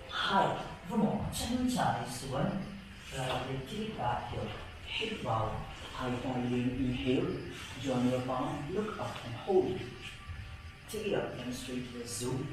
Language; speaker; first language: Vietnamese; non-native, learner; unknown